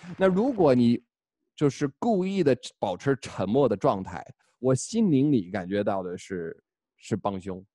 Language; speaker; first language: Chinese; non-native, fluent; English